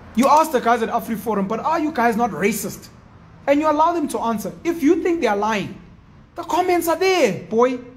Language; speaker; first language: English; non-native, local second language; Zulu